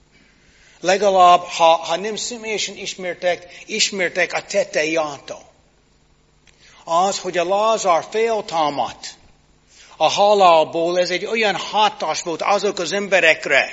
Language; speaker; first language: Hungarian; non-native, fluent; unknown